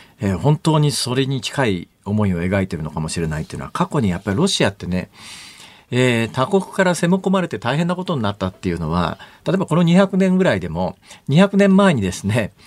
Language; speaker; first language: Japanese; native; Japanese